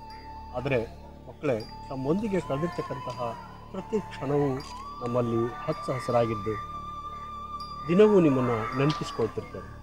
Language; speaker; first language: Kannada; native; Kannada